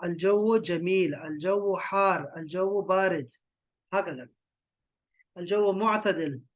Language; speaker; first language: Arabic; non-native, fluent; Urdu